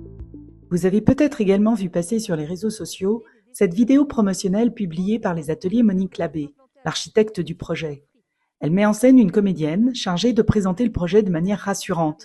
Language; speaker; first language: French; native; French